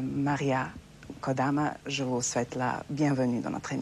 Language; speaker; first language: French; non-native, fluent; Serbian